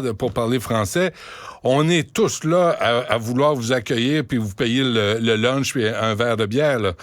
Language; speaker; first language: French; native; French